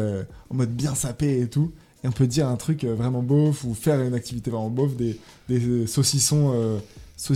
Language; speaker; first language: French; native; French